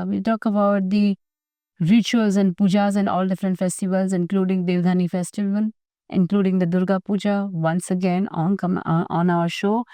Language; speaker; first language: English; non-native, local second language; Gujarati